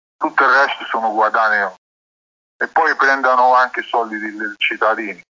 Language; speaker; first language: Italian; non-native, learner; Arabic